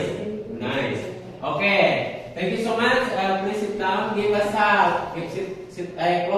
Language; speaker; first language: English; non-native, learner; Indonesian